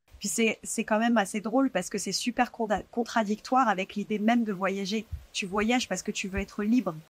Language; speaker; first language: French; native; French